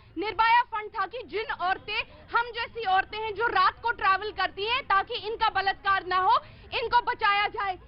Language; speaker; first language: Hindi; native; Hindi